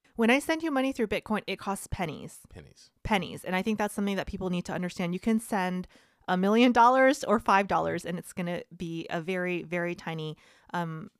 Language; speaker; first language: English; early bilingual, other home language; Vietnamese